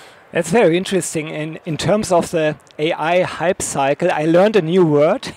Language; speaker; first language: English; non-native, fluent; German